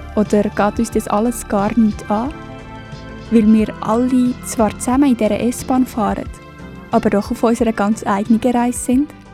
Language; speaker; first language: German; native; German